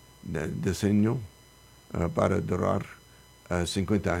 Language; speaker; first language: Spanish; non-native, learner; English